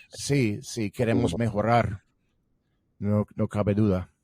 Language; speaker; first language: Spanish; non-native, fluent; English